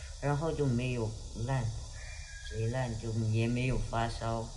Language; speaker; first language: Chinese; non-native, local second language; Uyghur